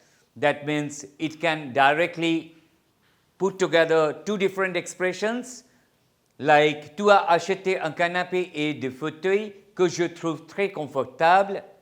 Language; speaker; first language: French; non-native, fluent; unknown